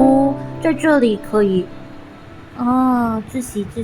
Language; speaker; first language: Chinese; native; Chinese